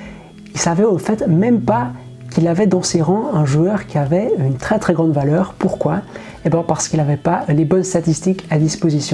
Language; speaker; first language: French; native; French